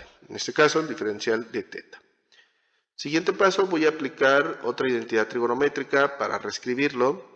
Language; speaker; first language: Spanish; native; Spanish